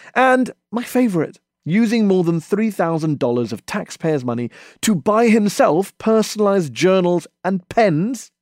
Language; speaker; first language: English; native; English